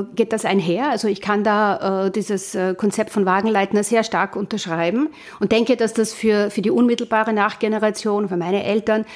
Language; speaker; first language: German; native; German